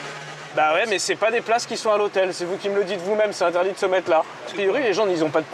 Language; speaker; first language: French; native; French